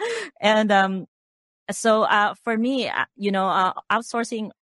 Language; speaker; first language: English; non-native, local second language; Cebuano